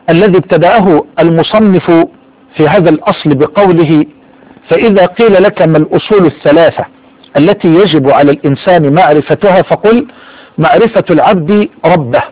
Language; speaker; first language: Arabic; native; Arabic